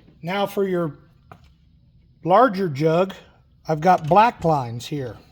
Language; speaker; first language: English; native; English